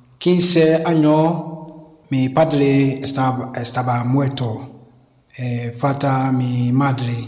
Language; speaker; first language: Spanish; non-native, learner; Akan